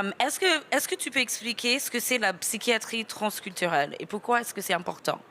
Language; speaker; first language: French; non-native, fluent; English